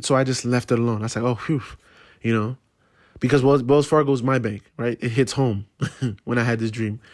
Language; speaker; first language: English; native; English